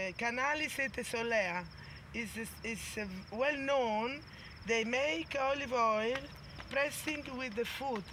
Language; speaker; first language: English; non-native, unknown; Italian